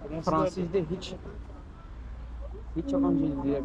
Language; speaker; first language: Turkish; non-native, learner; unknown